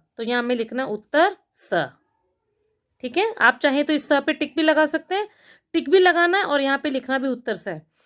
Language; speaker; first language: Hindi; native; Hindi